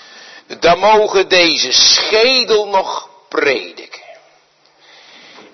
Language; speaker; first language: Dutch; native; Dutch